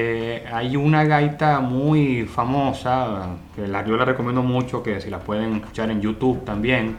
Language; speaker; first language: Spanish; native; Spanish